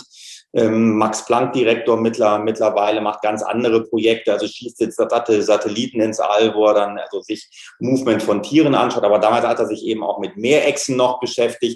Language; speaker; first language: German; native; German